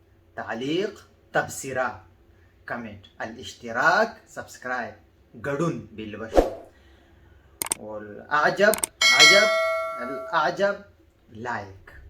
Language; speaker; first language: Arabic; non-native, fluent; Pashto